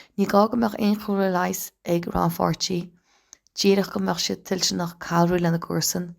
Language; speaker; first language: Irish; native; Irish